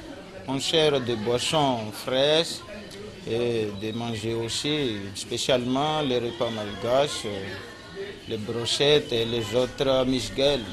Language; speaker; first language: French; non-native, local second language; Malagasy